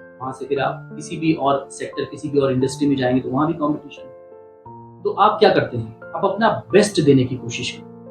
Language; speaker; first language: Hindi; native; Hindi